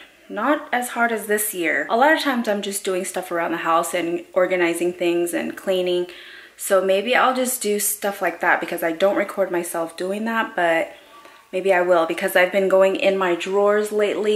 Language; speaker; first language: English; native; English